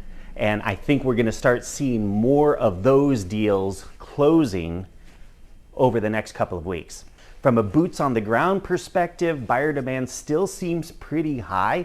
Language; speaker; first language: English; native; English